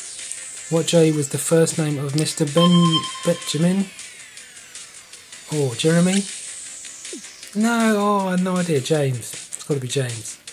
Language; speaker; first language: English; native; English